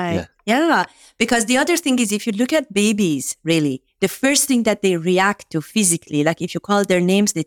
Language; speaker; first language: English; non-native, fluent; Persian